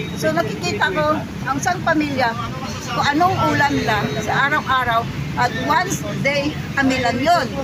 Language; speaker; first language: Filipino; non-native, local second language; Hiligaynon